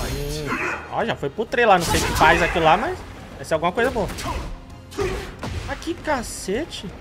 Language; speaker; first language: Portuguese; native; Portuguese